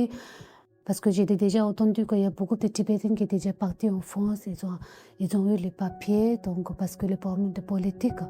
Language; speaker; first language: French; non-native, learner; Tibetan